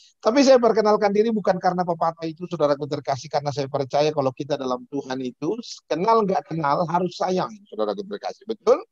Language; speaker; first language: Indonesian; native; Indonesian